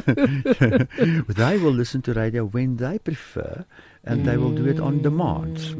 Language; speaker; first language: English; non-native, local second language; Afrikaans